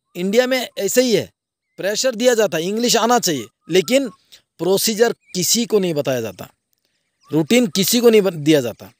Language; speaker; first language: Hindi; non-native, local second language; Bangla